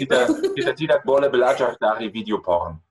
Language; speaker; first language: Indonesian; non-native, fluent; German